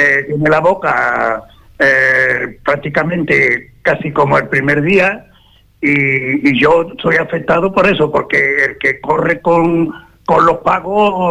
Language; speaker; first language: Spanish; native; Spanish